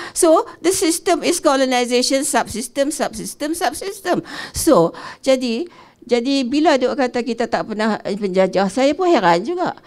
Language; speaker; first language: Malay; native; Malay